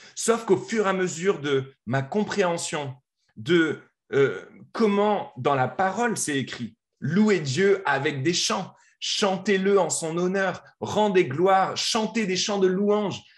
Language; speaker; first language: French; native; French